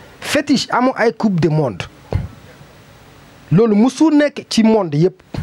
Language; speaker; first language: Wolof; non-native, learner; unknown